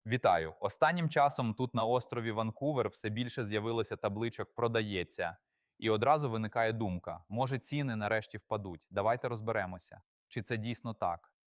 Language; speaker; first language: Ukrainian; native; Ukrainian